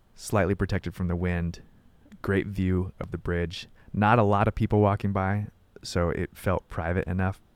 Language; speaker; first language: English; native; English